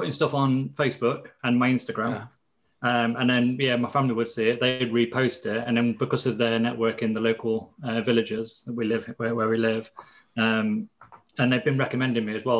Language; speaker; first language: English; native; English